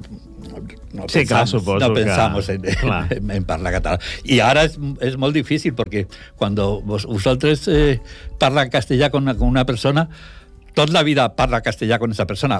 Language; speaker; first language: Catalan; non-native, learner; Portuguese